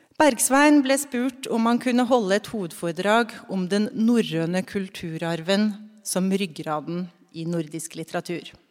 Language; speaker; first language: Norwegian; native; Norwegian